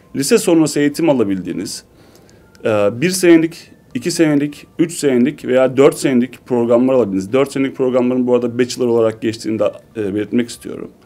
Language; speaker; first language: Turkish; native; Turkish